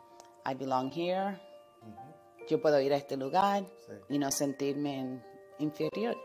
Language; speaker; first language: Spanish; early bilingual, heritage; Spanish